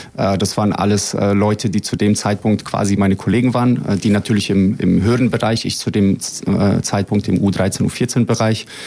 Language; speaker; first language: German; early bilingual, other home language; Bosnian